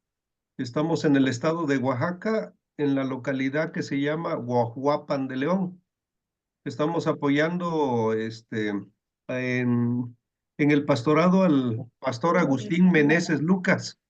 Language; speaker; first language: Spanish; native; Spanish